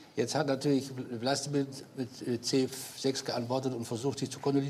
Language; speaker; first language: German; native; German